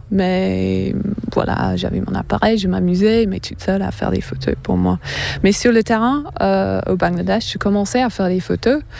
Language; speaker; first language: French; non-native, fluent; English